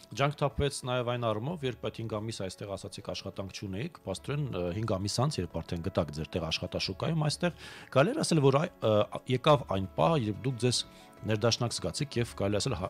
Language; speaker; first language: Armenian; native; Armenian